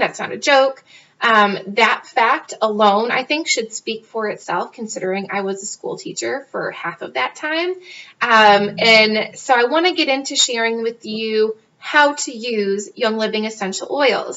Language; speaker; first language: English; native; English